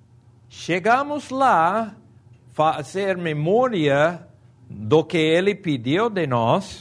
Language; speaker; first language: Portuguese; non-native, fluent; Spanish